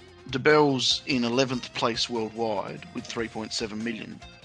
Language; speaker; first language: English; early bilingual, other home language; Italian